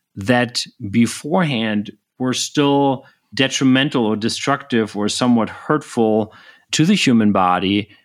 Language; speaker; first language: English; non-native, fluent; German